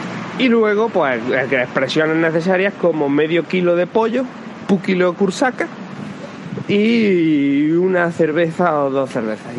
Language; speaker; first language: Spanish; native; Spanish